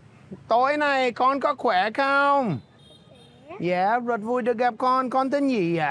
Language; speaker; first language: Vietnamese; non-native, fluent; English